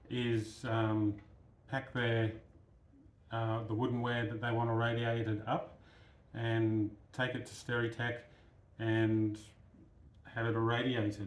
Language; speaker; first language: English; native; English